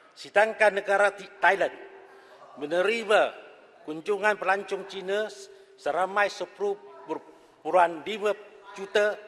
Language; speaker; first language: Malay; non-native, local second language; Chinese